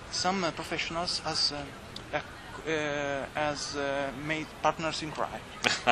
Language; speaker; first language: English; non-native, fluent; Italian